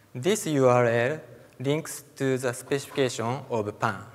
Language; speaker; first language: English; non-native, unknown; Japanese